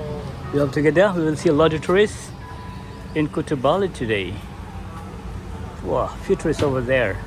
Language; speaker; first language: English; non-native, learner; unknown